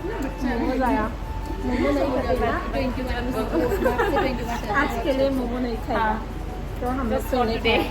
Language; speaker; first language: Hindi; non-native, local second language; Bodo